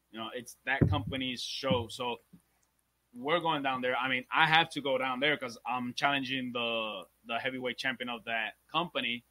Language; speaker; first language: English; early bilingual, other home language; Spanish